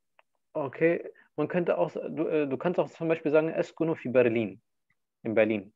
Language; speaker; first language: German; non-native, fluent; Arabic